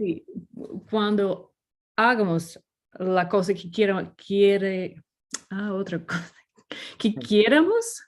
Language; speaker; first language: Spanish; non-native, learner; English